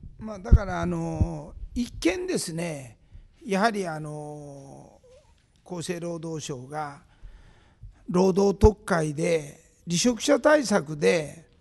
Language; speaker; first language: Japanese; native; Japanese